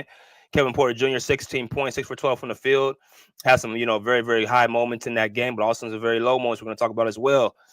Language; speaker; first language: English; native; English